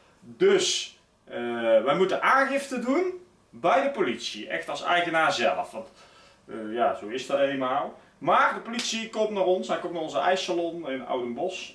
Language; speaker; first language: Dutch; native; Dutch